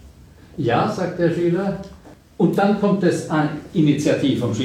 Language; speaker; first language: German; non-native, fluent; Swedish